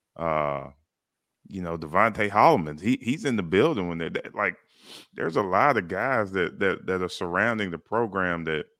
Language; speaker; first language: English; native; English